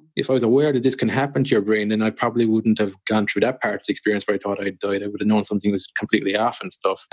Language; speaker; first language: English; native; English